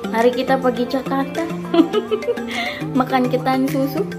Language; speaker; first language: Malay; non-native, fluent; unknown